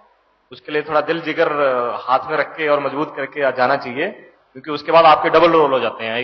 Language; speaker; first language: Hindi; native; Hindi